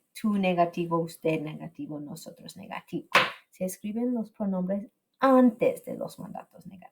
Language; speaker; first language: Spanish; non-native, fluent; English